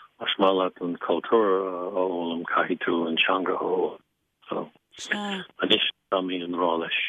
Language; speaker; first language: Irish; non-native, learner; English